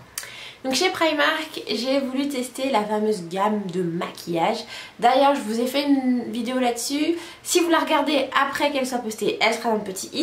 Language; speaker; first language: French; native; French